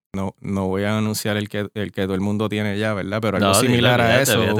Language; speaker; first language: Spanish; native; Spanish